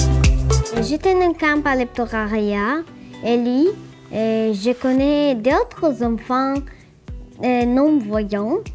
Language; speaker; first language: French; non-native, learner; Greek